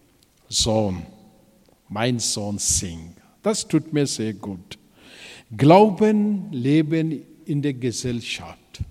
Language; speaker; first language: German; non-native, fluent; Telugu